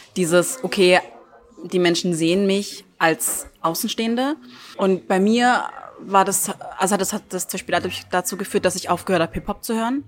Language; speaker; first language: German; early bilingual, other home language; Turkish